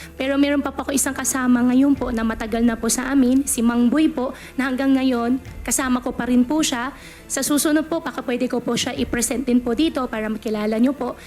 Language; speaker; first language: Filipino; native; Filipino